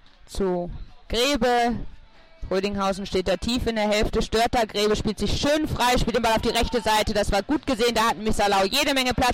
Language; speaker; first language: German; native; German